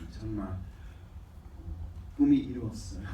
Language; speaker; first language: Korean; early bilingual, heritage; English